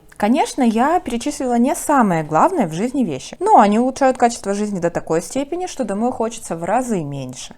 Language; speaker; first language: Russian; native; Russian